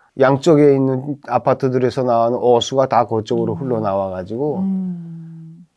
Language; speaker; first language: Korean; native; Korean